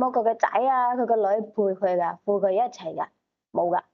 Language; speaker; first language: Cantonese; native; Cantonese